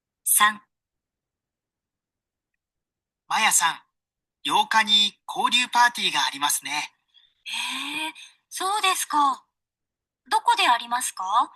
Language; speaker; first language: Japanese; non-native, learner; Sinhala